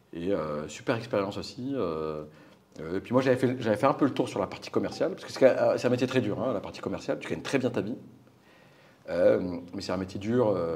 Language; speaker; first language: French; native; French